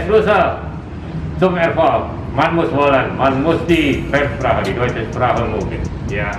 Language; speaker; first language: German; non-native, fluent; Indonesian